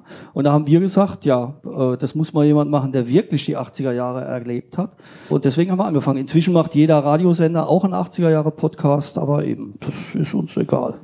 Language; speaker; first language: German; native; German